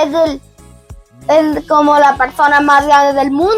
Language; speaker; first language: Spanish; early bilingual, heritage; Spanish